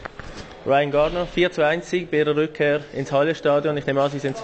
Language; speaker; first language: German; native; German